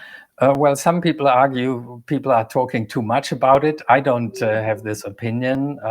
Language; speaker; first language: English; non-native, fluent; German